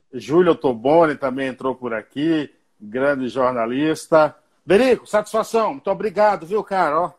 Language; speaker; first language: Portuguese; native; Portuguese